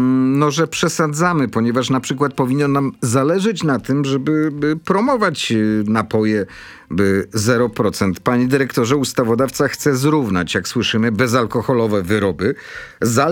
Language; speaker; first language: Polish; native; Polish